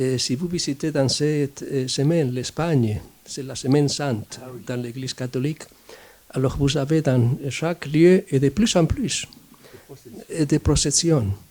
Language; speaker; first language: French; non-native, fluent; Spanish